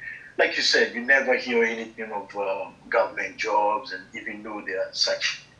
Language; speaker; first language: English; native; English